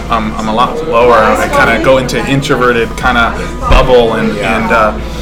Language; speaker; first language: English; native; English